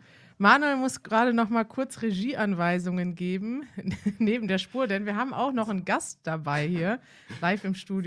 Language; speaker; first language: German; native; German